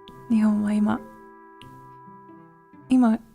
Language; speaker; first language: Japanese; non-native, learner; English